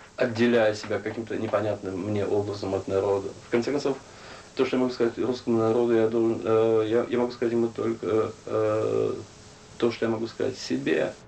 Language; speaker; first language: Russian; native; Russian